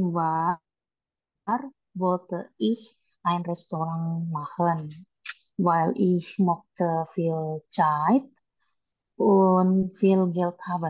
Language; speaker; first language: German; non-native, learner; Indonesian